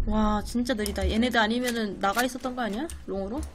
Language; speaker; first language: Korean; native; Korean